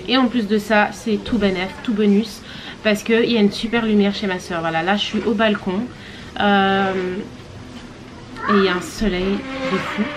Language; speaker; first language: French; native; French